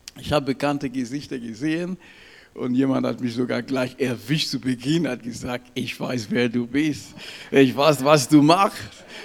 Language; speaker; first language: German; non-native, fluent; French